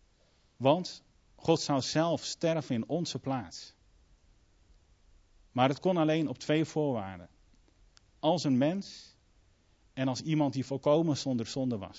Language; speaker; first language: Dutch; native; Dutch